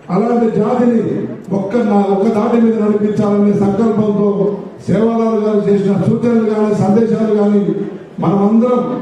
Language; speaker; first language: Telugu; non-native, local second language; Lambadi